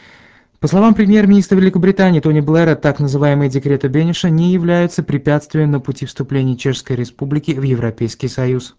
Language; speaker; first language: Russian; native; Russian